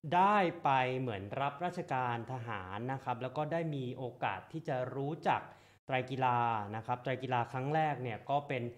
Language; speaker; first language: Thai; native; Thai